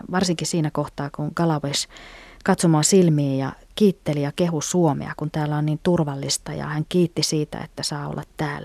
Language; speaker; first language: Finnish; native; Finnish